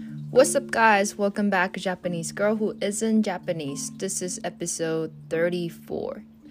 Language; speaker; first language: English; non-native, fluent; Japanese